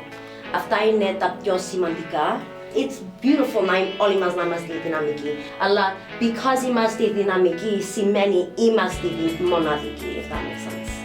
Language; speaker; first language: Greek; early bilingual, heritage; English